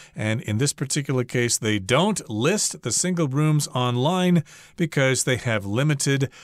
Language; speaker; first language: English; native; English